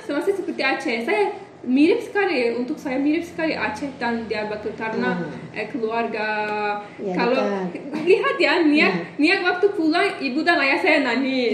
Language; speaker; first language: Indonesian; non-native, learner; Turkish